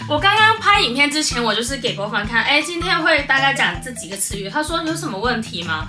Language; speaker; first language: Chinese; non-native, local second language; Cantonese